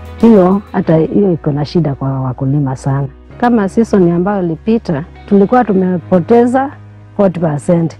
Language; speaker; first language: Swahili; non-native, local second language; Kamba